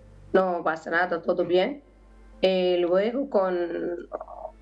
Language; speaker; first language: Spanish; non-native, learner; Arabic